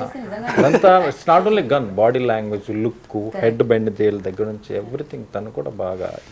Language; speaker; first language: Telugu; native; Telugu